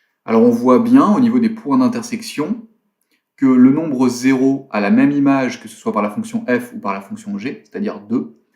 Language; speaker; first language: French; native; French